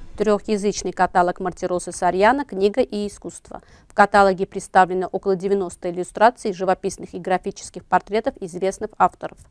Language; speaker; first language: Russian; non-native, local second language; Armenian